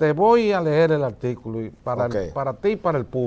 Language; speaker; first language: Spanish; native; Spanish